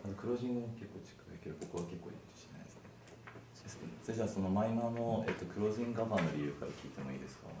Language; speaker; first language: Japanese; native; Japanese